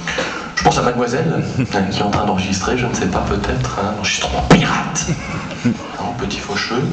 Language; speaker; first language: French; native; French